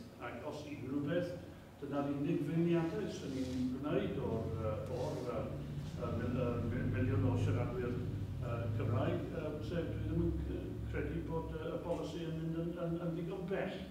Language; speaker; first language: Welsh; native; Welsh